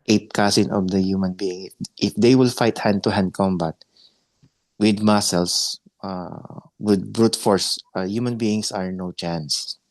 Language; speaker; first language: English; non-native, local second language; Filipino